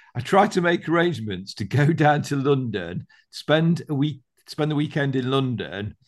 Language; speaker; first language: English; native; English